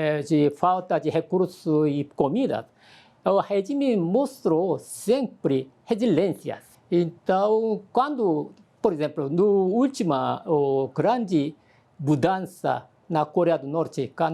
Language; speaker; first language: Portuguese; non-native, fluent; Korean